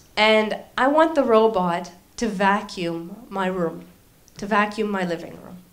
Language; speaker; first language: English; native; English